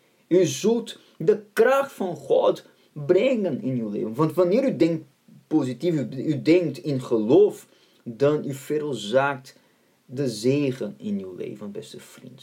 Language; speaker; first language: Dutch; non-native, fluent; Portuguese